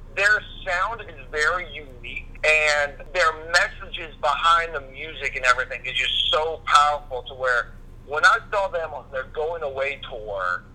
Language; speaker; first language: English; native; English